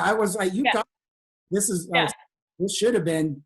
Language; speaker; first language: English; native; English